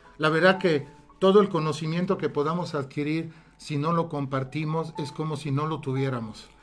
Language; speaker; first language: Spanish; non-native, fluent; Italian